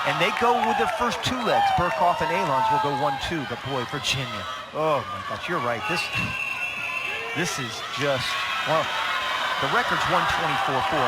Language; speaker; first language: English; native; English